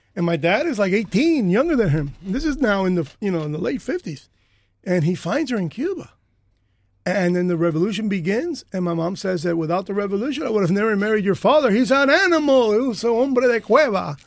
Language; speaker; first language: English; native; English